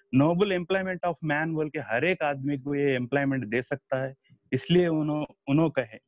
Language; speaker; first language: Hindi; non-native, local second language; Telugu